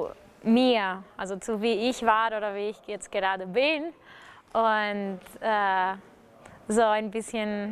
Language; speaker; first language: German; non-native, fluent; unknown